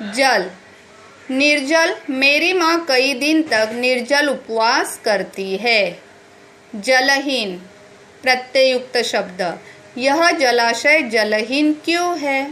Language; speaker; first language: Hindi; non-native, local second language; Marathi